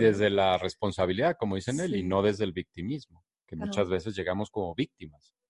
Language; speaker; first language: Spanish; native; Spanish